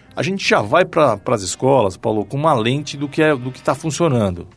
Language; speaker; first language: Portuguese; native; Portuguese